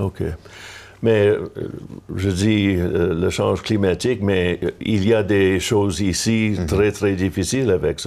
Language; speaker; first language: French; non-native, local second language; English